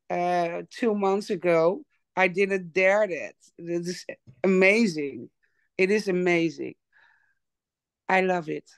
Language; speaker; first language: English; non-native, learner; Dutch